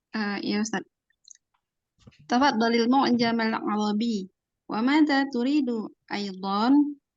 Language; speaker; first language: Arabic; non-native, learner; Indonesian